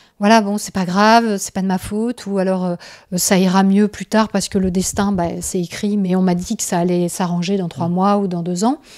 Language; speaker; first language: French; native; French